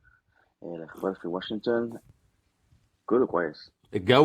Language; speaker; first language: Arabic; non-native, learner; Spanish